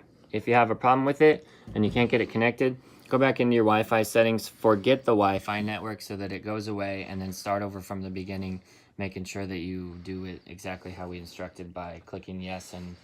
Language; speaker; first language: English; native; English